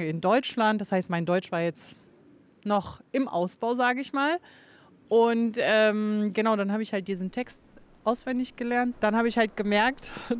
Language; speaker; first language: German; non-native, local second language; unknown